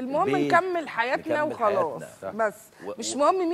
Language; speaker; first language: Arabic; native; Arabic